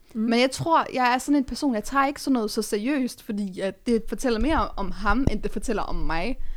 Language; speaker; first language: Danish; early bilingual, other home language; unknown